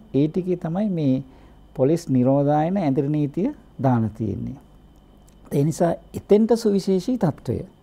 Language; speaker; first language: Sinhala; native; Sinhala